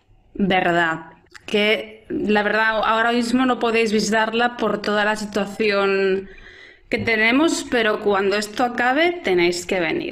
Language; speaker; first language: Spanish; native; Spanish